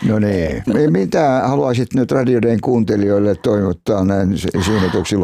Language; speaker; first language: Finnish; native; Finnish